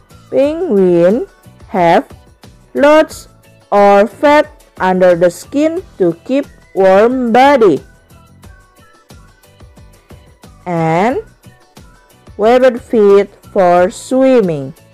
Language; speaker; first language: English; non-native, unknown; Indonesian